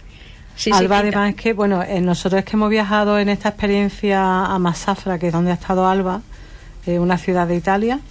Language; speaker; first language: Spanish; native; Spanish